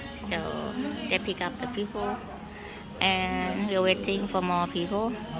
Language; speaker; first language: English; non-native, fluent; Thai